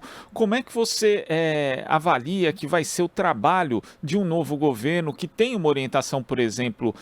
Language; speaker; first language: Portuguese; native; Portuguese